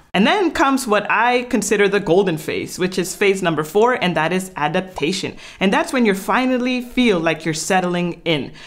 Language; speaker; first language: English; non-native, fluent; Spanish